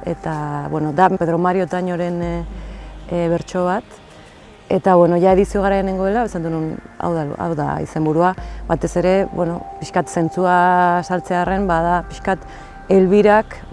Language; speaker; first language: Basque; native; Basque